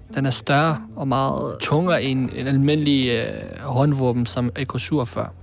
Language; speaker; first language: Danish; early bilingual, other home language; Arabic